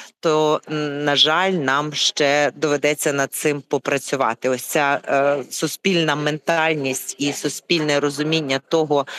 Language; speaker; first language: Ukrainian; native; Ukrainian